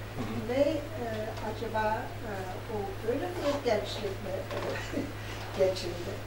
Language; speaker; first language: Turkish; non-native, learner; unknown